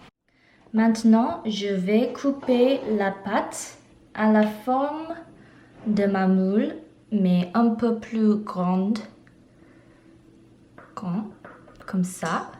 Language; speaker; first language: French; non-native, learner; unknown